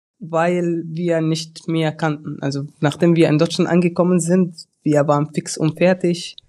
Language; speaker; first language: German; early bilingual, other home language; Arabic